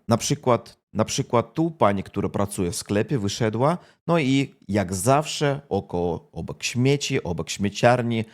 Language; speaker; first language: Polish; non-native, fluent; Russian